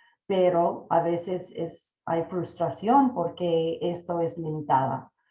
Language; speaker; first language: Spanish; non-native, fluent; English